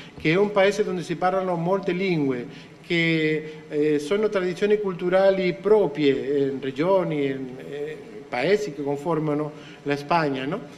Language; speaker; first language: Italian; non-native, fluent; Spanish